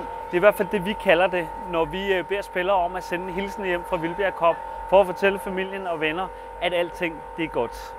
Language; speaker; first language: Danish; native; Danish